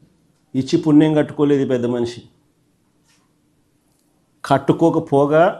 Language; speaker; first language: Telugu; native; Telugu